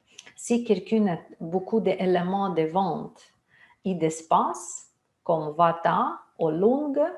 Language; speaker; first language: French; non-native, fluent; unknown